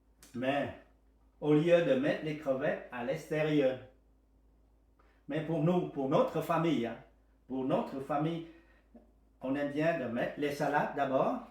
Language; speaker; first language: French; non-native, learner; Vietnamese